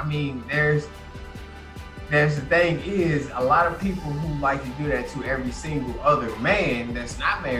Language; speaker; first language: English; native; English